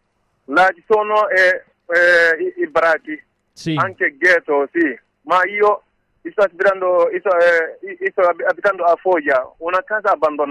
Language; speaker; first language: Italian; non-native, learner; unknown